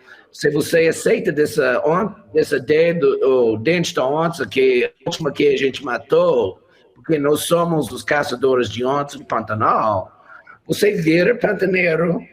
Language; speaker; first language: Portuguese; non-native, fluent; English